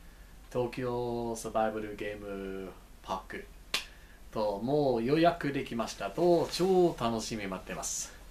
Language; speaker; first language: Japanese; non-native, learner; English